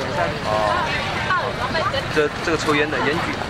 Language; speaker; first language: Chinese; native; Chinese